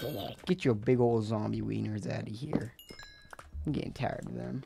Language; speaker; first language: English; native; English